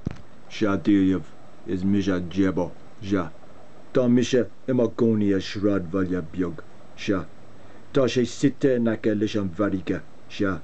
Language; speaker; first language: Irish; non-native, local second language; English